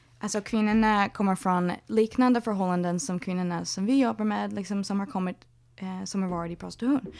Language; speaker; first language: Swedish; non-native, fluent; English